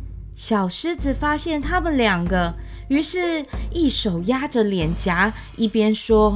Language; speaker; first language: Chinese; native; Chinese